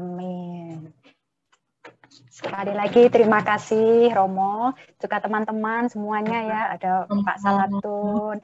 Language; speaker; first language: Indonesian; native; Indonesian